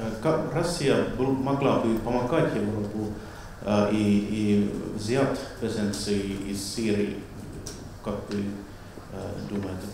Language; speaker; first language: Russian; non-native, fluent; Finnish